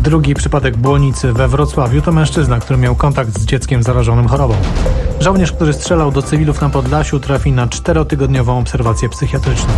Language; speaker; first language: Polish; native; Polish